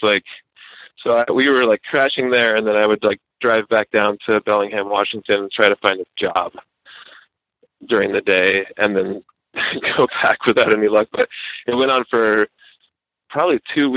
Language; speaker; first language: English; native; English